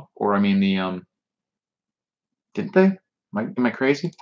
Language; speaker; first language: English; native; English